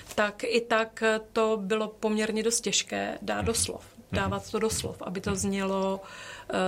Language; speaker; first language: Czech; native; Czech